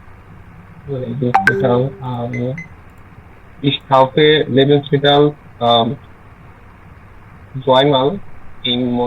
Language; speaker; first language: German; non-native, learner; Bangla